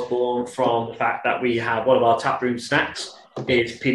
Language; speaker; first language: English; native; English